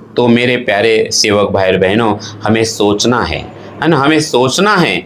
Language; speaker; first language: Hindi; non-native, local second language; Marathi